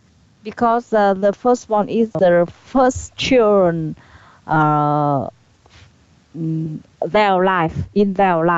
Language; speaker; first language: English; non-native, learner; Vietnamese